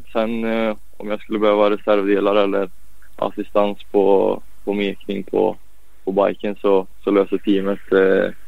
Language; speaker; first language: Swedish; native; Swedish